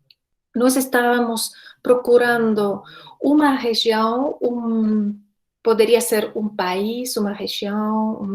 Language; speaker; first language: Portuguese; non-native, fluent; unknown